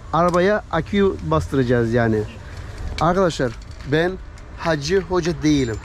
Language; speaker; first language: Turkish; native; Turkish